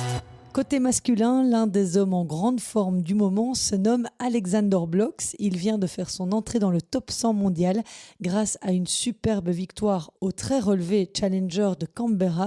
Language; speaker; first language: French; native; French